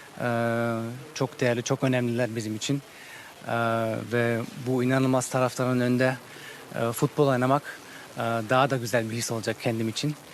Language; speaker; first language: Turkish; early bilingual, heritage; Turkish